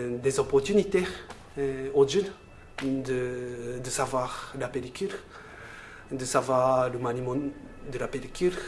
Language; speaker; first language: French; non-native, fluent; Japanese